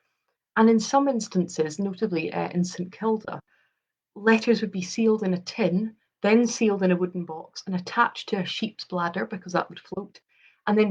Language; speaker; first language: English; native; English